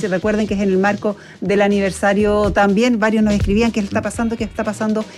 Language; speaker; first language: Spanish; native; Spanish